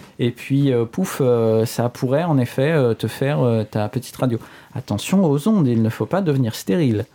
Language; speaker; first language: French; native; French